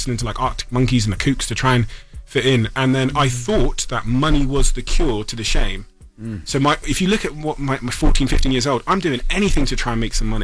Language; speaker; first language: English; native; English